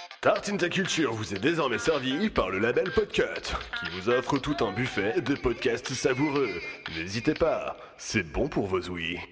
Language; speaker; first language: French; native; French